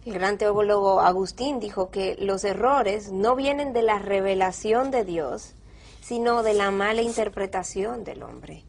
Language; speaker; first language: Spanish; native; Spanish